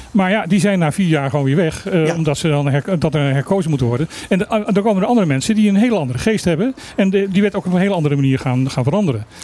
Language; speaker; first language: Dutch; native; Dutch